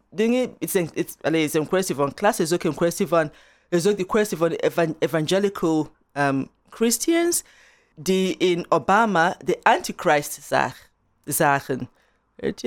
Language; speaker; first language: Dutch; non-native, fluent; Igbo